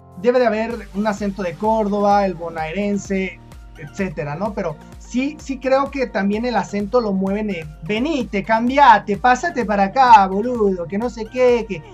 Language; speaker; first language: Spanish; native; Spanish